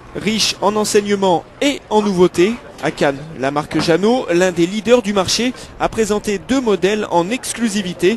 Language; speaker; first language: French; native; French